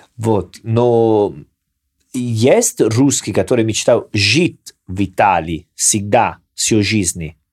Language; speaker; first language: Russian; non-native, learner; Italian